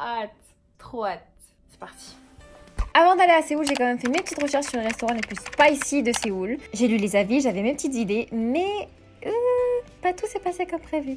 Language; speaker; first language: French; early bilingual, other home language; Arabic